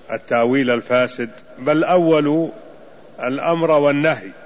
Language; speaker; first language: Arabic; native; Arabic